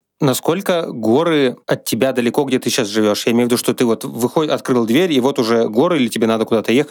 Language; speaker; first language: Russian; native; Russian